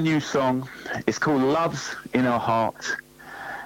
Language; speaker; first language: English; native; English